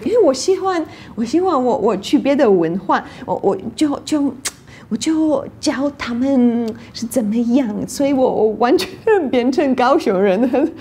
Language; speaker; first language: Chinese; non-native, fluent; Polish